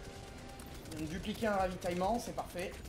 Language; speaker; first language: French; native; French